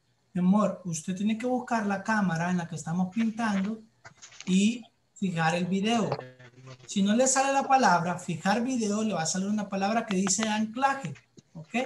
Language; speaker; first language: Spanish; native; Spanish